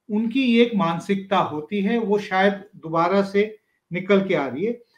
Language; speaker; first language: Hindi; native; Hindi